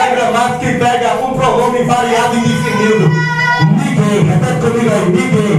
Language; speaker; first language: Portuguese; native; Portuguese